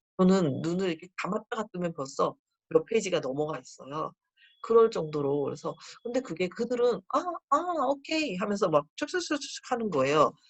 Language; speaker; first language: Korean; native; Korean